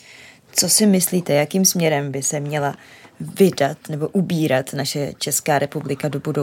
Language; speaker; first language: Czech; native; Czech